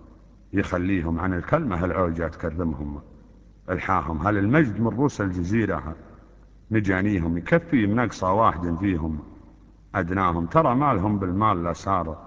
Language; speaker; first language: Arabic; native; Arabic